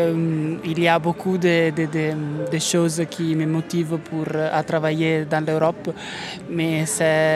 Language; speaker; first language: French; non-native, fluent; Italian